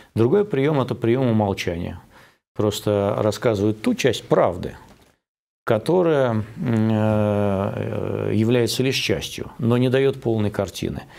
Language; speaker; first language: Russian; native; Russian